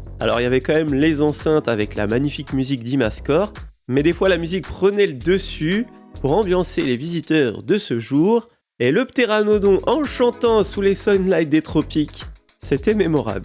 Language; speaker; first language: French; native; French